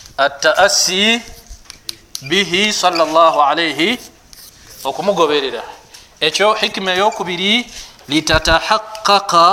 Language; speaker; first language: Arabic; non-native, fluent; Ganda